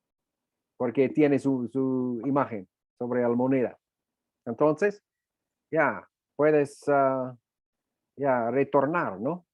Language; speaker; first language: Spanish; non-native, fluent; English